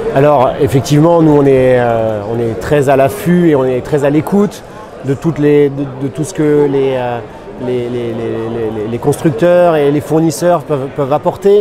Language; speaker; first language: French; native; French